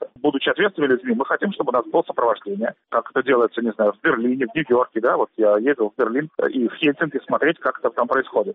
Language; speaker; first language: Russian; native; Russian